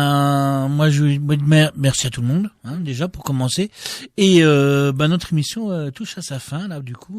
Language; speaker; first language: French; native; French